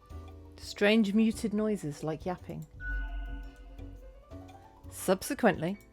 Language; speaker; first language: English; native; English